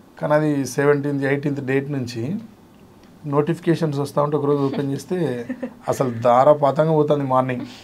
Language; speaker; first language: Telugu; native; Telugu